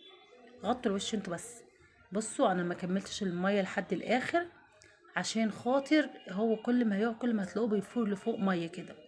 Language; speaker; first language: Arabic; native; Arabic